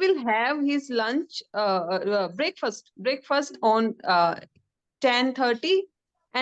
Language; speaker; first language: English; non-native, learner; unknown